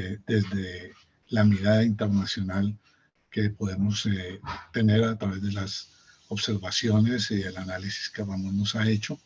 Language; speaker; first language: Spanish; native; Spanish